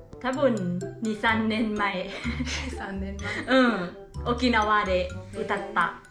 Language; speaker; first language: Japanese; non-native, fluent; Thai